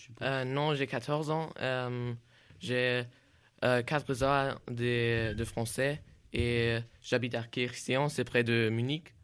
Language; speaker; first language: French; non-native, learner; German